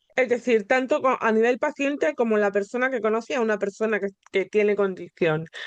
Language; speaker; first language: Spanish; native; Spanish